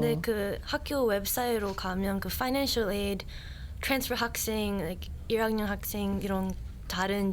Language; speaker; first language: Korean; early bilingual, heritage; Korean